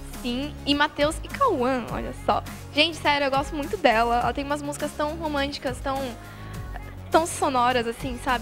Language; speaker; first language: Portuguese; native; Portuguese